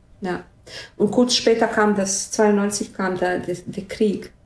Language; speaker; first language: German; non-native, fluent; Bosnian